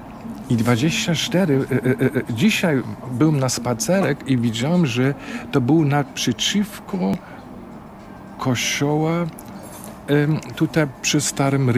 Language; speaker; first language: Polish; non-native, fluent; German